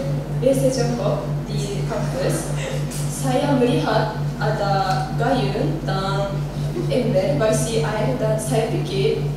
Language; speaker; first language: Indonesian; non-native, learner; Japanese